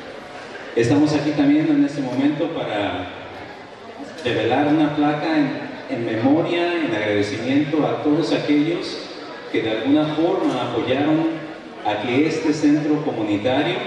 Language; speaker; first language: Spanish; native; Spanish